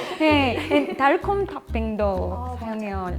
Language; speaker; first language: Korean; non-native, learner; English